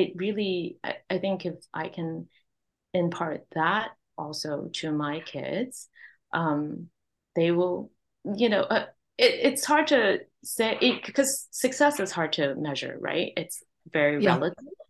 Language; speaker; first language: English; non-native, local second language; Cantonese